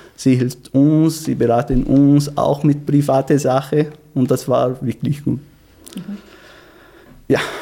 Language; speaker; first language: German; non-native, learner; Arabic